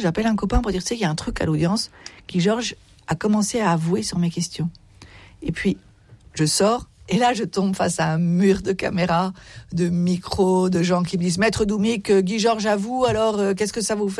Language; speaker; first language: French; native; French